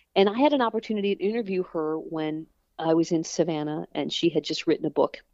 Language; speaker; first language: English; native; English